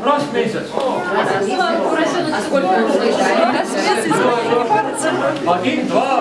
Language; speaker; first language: Russian; non-native, learner; Estonian